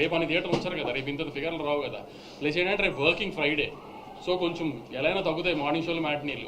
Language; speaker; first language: Telugu; native; Telugu